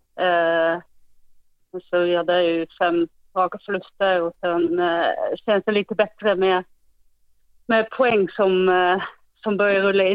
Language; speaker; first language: Swedish; non-native, fluent; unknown